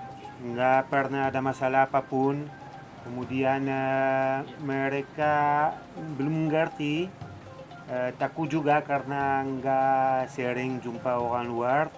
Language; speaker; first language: Indonesian; non-native, fluent; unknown